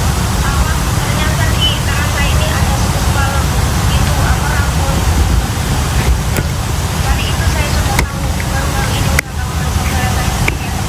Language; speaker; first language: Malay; non-native, local second language; Javanese